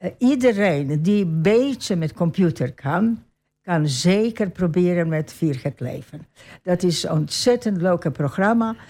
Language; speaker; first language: Dutch; non-native, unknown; Croatian